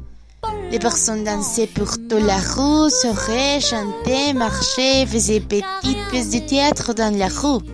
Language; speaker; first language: French; non-native, learner; Spanish